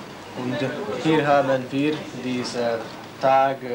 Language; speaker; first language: German; non-native, learner; Hungarian